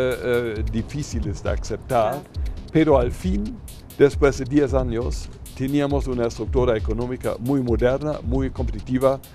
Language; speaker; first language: Spanish; non-native, fluent; German